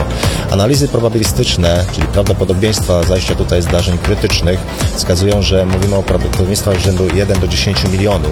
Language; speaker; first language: Polish; native; Polish